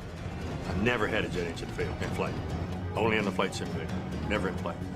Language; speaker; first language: English; native; English